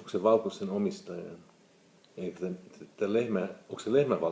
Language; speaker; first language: Finnish; non-native, fluent; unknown